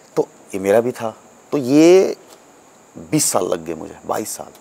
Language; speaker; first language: Hindi; native; Hindi